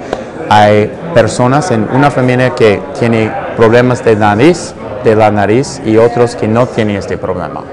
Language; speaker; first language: Spanish; non-native, learner; English